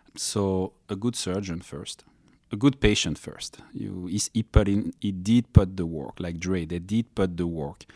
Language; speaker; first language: English; non-native, fluent; French